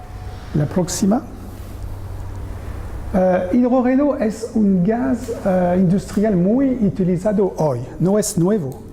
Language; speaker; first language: Spanish; non-native, learner; French